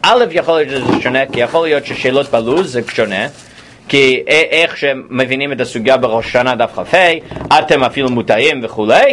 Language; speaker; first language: Hebrew; non-native, fluent; English